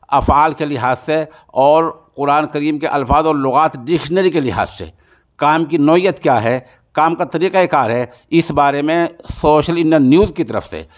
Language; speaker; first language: Urdu; native; Urdu